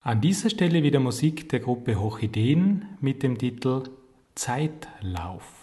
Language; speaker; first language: German; native; German